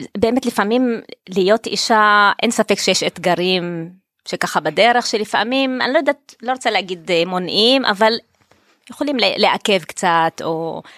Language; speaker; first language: Hebrew; non-native, local second language; Arabic